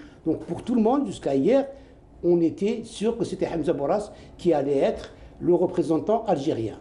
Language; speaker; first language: French; non-native, local second language; Arabic